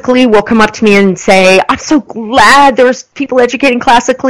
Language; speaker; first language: English; native; English